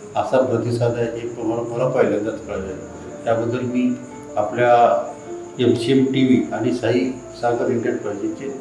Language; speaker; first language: Marathi; native; Marathi